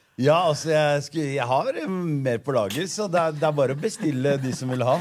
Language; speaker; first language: Norwegian; early bilingual, other home language; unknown